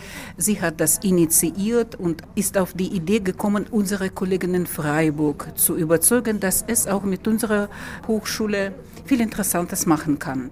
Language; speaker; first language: German; non-native, fluent; Russian